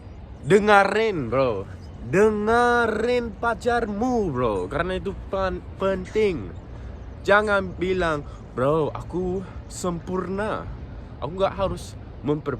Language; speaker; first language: Indonesian; non-native, local second language; English